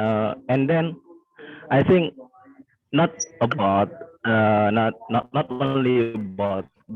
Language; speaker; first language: English; non-native, learner; Indonesian